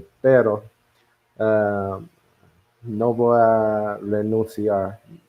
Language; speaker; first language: Spanish; non-native, learner; English